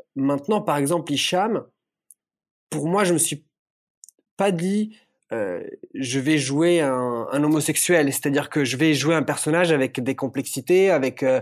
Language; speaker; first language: French; early bilingual, other home language; Italian